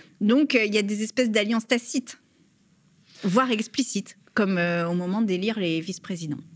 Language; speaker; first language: French; native; French